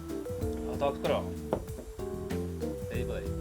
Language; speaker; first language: Swedish; non-native, learner; Norwegian